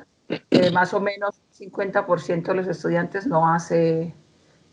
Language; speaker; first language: Spanish; native; Spanish